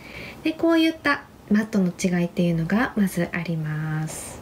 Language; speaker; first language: Japanese; native; Japanese